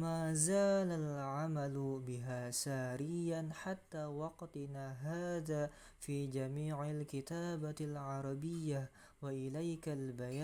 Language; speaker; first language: Arabic; non-native, learner; Indonesian